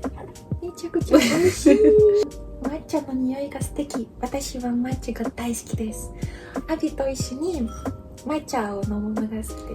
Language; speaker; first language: Japanese; non-native, learner; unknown